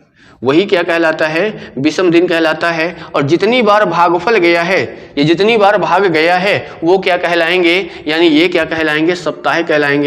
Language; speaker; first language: Hindi; native; Hindi